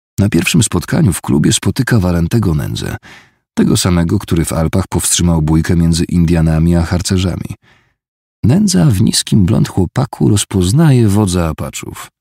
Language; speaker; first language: Polish; native; Polish